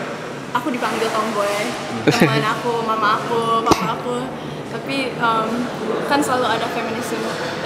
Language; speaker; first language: Indonesian; early bilingual, heritage; English